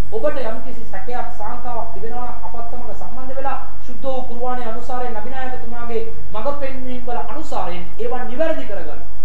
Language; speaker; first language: Sinhala; non-native, local second language; Tamil